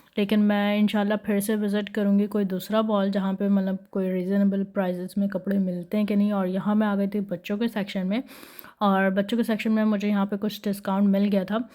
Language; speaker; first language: Hindi; native; Hindi